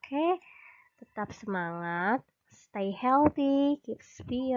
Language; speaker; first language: English; non-native, fluent; Indonesian